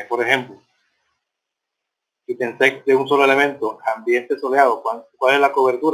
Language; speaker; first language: Spanish; native; Spanish